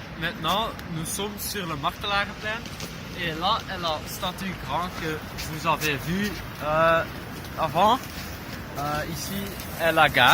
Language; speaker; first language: French; non-native, learner; Dutch